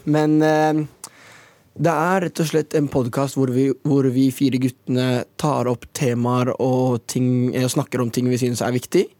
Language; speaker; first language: Norwegian; native; Norwegian